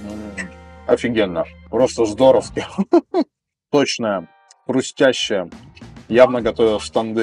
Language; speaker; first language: Russian; native; Russian